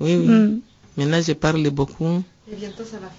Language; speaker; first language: French; non-native, learner; Rundi